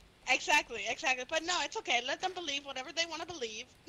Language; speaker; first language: English; non-native, fluent; Spanish